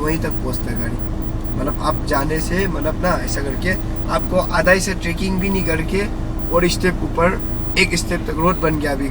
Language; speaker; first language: Hindi; non-native, local second language; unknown